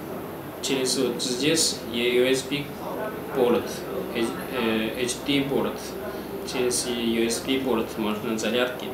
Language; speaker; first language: Russian; non-native, learner; Chinese